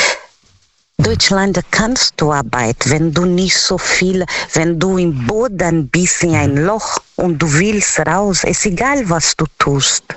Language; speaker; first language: German; non-native, learner; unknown